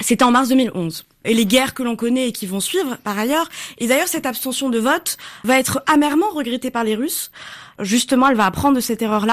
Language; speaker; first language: French; native; French